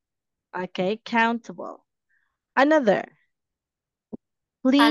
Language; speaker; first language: English; non-native, fluent; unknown